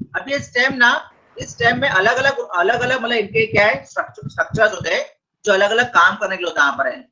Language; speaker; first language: Hindi; non-native, local second language; Marathi